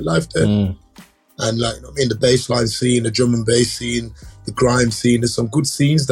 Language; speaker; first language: English; native; English